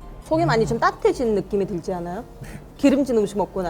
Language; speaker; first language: Korean; non-native, fluent; Mongolian